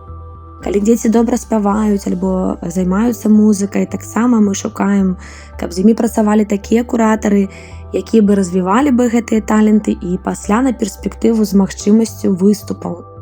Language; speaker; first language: Belarusian; non-native, local second language; Russian